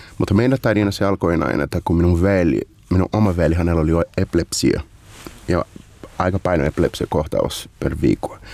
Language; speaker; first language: Finnish; non-native, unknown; Portuguese